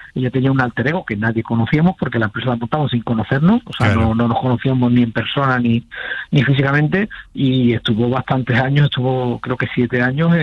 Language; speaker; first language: Spanish; native; Spanish